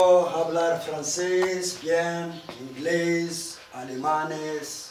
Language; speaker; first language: Spanish; non-native, learner; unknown